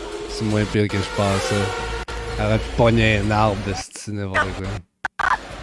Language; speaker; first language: French; native; French